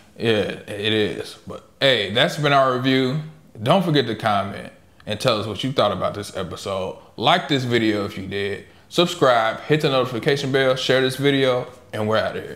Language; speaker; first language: English; native; English